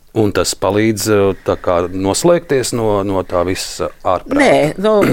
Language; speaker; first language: Latvian; native; Latvian